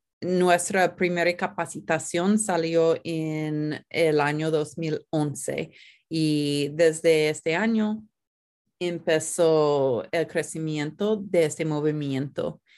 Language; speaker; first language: Spanish; non-native, fluent; English